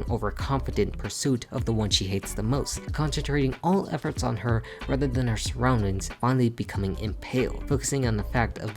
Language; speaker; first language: English; native; English